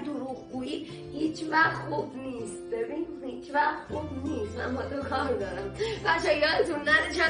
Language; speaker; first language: Persian; native; Persian